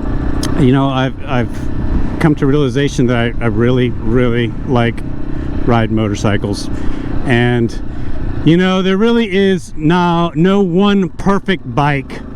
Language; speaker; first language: English; native; English